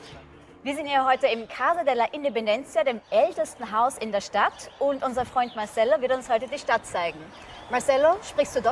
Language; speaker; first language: German; native; German